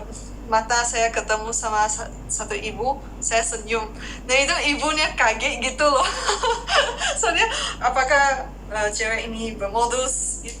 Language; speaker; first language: Indonesian; non-native, fluent; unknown